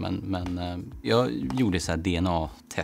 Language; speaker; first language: Swedish; native; Swedish